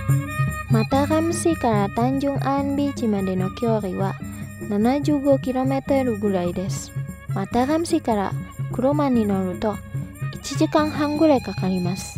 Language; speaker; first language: Japanese; non-native, fluent; Indonesian